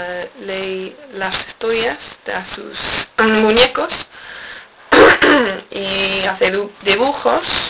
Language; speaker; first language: Spanish; non-native, learner; English